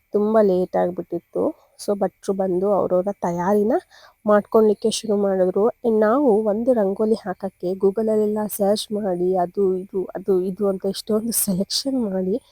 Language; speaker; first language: Kannada; non-native, local second language; Tulu